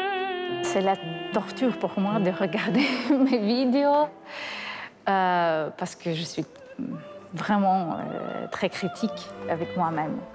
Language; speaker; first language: French; non-native, learner; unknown